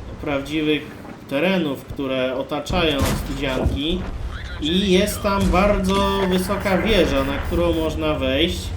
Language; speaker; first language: Polish; native; Polish